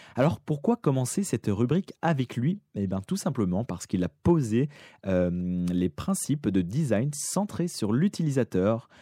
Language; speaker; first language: French; native; French